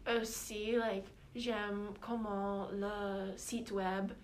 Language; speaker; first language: French; non-native, learner; English